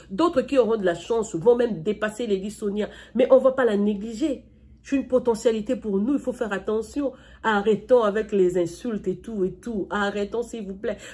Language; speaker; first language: French; non-native, local second language; Lingala